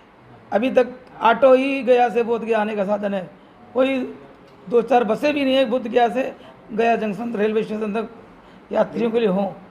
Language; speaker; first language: Hindi; native; Hindi